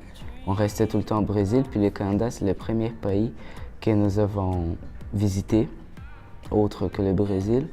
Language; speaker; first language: French; early bilingual, other home language; Portuguese